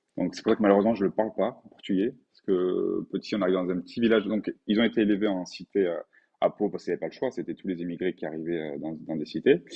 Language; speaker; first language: French; native; French